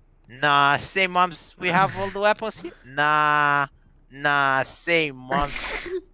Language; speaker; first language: English; non-native, learner; Romanian